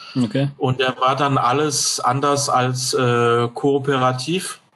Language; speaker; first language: German; non-native, fluent; French